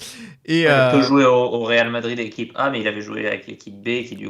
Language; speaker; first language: French; native; French